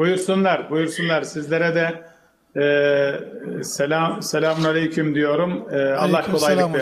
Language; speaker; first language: Turkish; native; Turkish